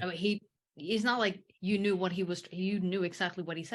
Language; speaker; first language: English; early bilingual, heritage; English